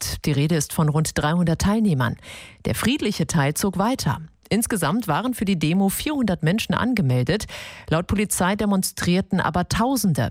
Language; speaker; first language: German; native; German